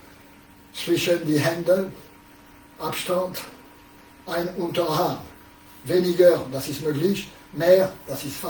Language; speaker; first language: German; non-native, learner; French